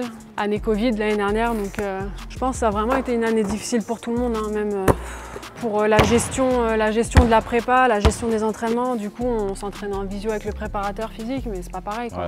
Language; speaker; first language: French; native; French